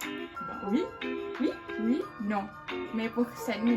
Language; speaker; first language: French; non-native, fluent; Malay